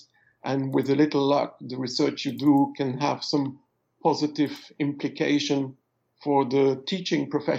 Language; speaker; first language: English; non-native, fluent; French